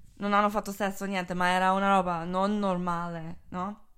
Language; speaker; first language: Italian; non-native, fluent; Croatian